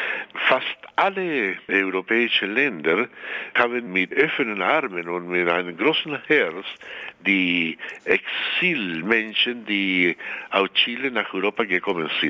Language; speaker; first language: German; non-native, fluent; Spanish